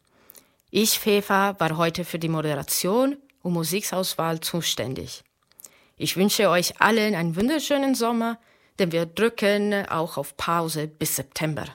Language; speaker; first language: German; non-native, fluent; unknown